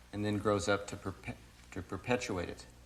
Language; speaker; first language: English; native; English